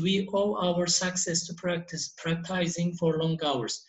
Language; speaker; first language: English; non-native, fluent; Turkish